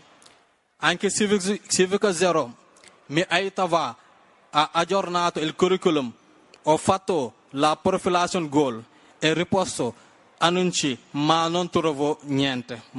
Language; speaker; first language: Italian; non-native, learner; Wolof